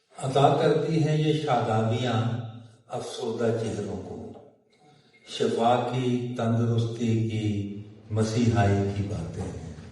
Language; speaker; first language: Urdu; non-native, local second language; Punjabi